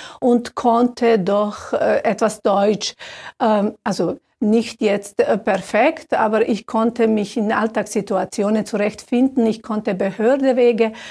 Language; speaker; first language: German; non-native, fluent; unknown